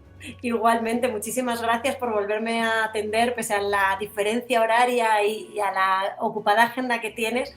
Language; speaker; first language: Spanish; native; Spanish